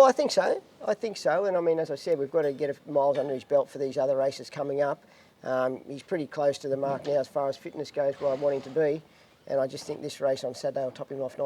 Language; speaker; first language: English; native; English